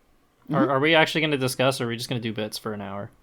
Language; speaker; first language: English; native; English